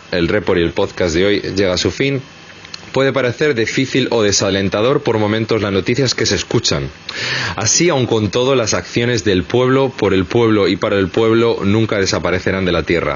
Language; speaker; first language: Spanish; native; Spanish